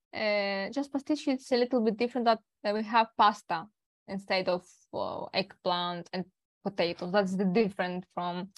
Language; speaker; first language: English; non-native, learner; Greek